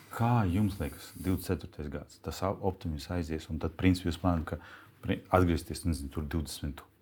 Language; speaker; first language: Latvian; non-native, local second language; Russian